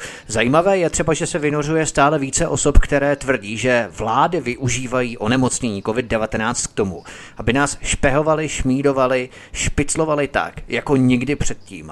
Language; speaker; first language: Czech; native; Czech